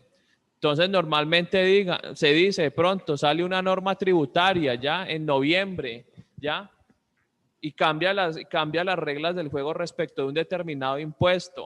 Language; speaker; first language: Spanish; native; Spanish